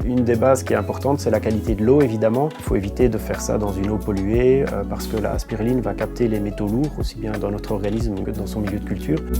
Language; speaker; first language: French; native; French